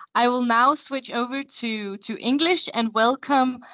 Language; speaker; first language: English; non-native, fluent; Danish